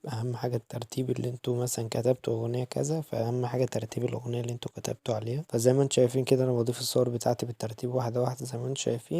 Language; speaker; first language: Arabic; native; Arabic